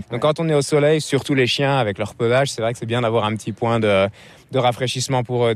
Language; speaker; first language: French; native; French